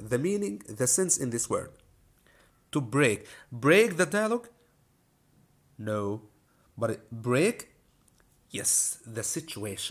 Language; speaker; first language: English; non-native, fluent; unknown